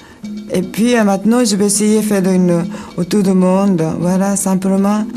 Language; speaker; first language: French; non-native, learner; Japanese